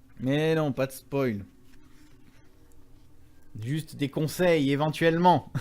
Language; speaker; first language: French; native; French